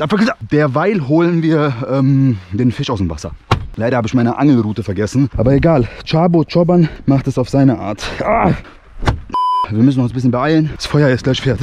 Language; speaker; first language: German; early bilingual, other home language; Bosnian